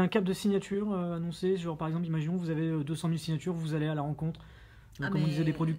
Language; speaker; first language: French; native; French